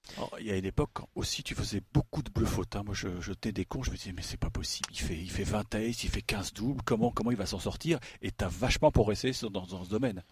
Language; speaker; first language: French; native; French